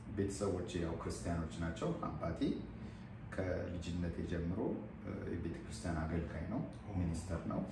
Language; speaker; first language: Amharic; non-native, local second language; Wolaytta